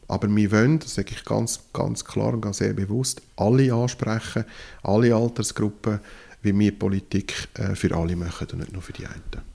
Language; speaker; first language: German; non-native, local second language; French